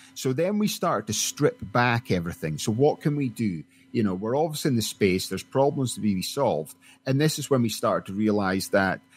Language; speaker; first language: English; native; English